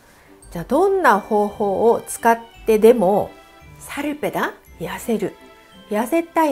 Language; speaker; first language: Japanese; non-native, fluent; Korean